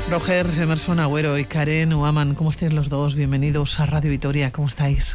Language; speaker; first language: Spanish; native; Spanish